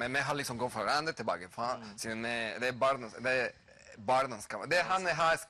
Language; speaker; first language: Norwegian; non-native, fluent; Spanish